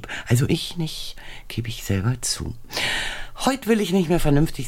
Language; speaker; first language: German; native; German